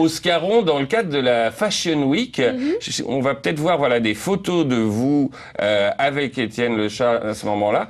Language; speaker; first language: French; native; French